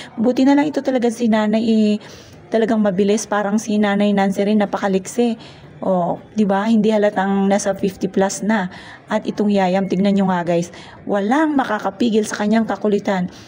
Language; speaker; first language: Filipino; native; Filipino